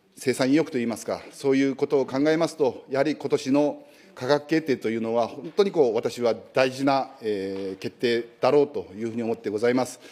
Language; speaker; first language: Japanese; native; Japanese